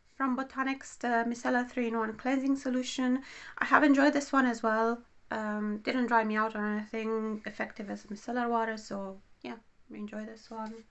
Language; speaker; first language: English; non-native, fluent; Romanian